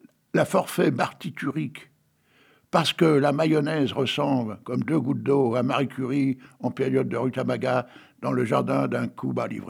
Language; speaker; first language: French; native; French